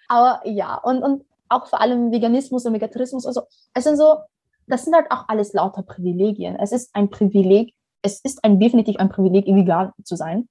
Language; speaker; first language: German; early bilingual, other home language; Somali